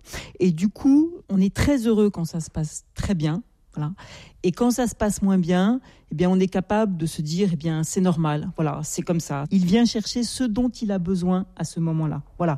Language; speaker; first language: French; native; French